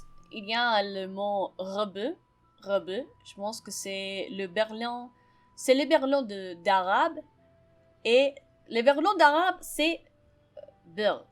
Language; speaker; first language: French; non-native, fluent; Spanish